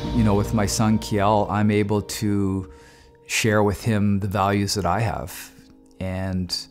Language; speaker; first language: English; native; English